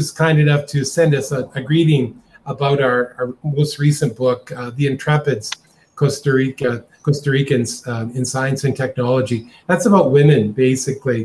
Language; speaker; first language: English; native; English